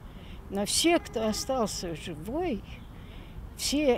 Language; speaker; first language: Russian; native; Russian